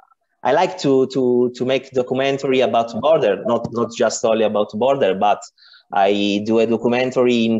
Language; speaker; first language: English; non-native, learner; Italian